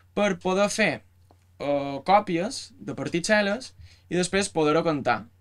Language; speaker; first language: Catalan; native; Catalan